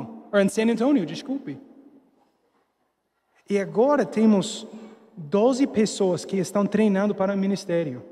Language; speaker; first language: Portuguese; non-native, fluent; English